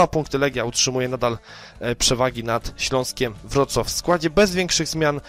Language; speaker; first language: Polish; native; Polish